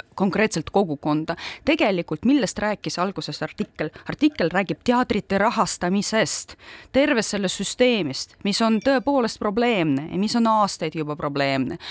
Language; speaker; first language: Estonian; non-native, local second language; Russian